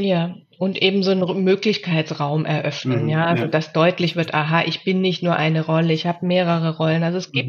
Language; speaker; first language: German; native; German